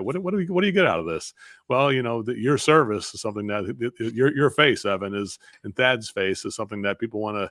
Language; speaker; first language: English; native; English